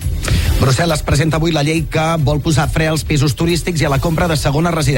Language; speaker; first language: Catalan; native; Catalan